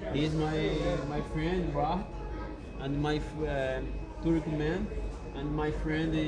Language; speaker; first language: English; non-native, learner; Portuguese